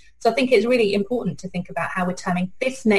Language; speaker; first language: English; native; English